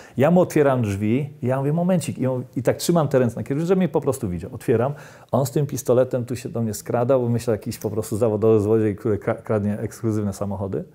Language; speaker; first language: Polish; native; Polish